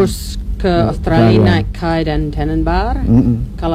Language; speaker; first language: Indonesian; non-native, learner; English